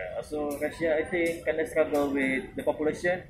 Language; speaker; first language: English; non-native, learner; Indonesian